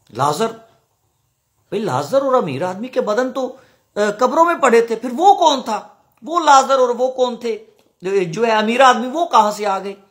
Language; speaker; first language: Urdu; non-native, local second language; Punjabi